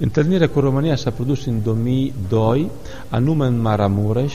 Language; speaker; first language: Romanian; non-native, fluent; Italian